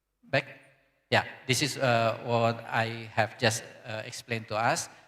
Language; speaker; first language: English; non-native, learner; Indonesian